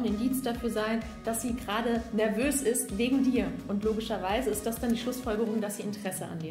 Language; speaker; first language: German; native; German